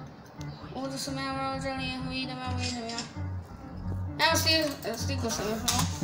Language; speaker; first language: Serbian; early bilingual, heritage; Serbian